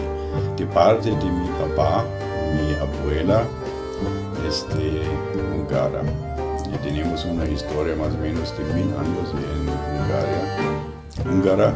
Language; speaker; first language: Spanish; non-native, learner; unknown